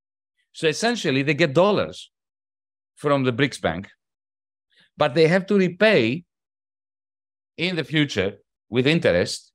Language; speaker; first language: English; non-native, fluent; Greek